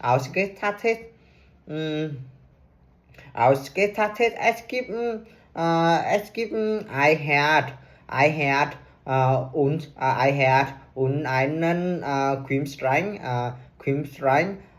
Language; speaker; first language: German; non-native, learner; Vietnamese